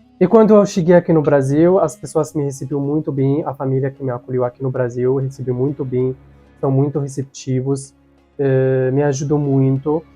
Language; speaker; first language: Portuguese; non-native, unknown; Arabic